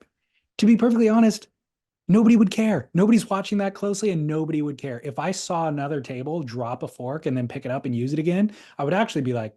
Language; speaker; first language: English; native; English